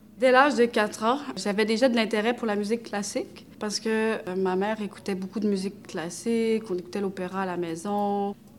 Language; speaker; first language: French; native; French